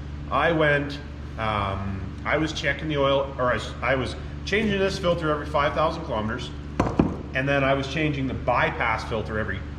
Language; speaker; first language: English; native; English